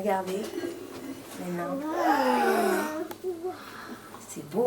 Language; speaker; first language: French; native; French